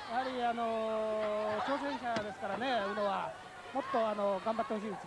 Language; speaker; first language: Japanese; native; Japanese